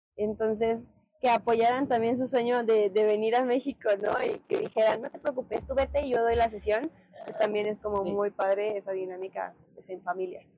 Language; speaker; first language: Spanish; native; Spanish